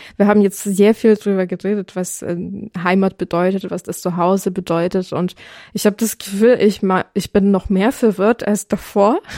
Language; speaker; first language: German; non-native, fluent; Ukrainian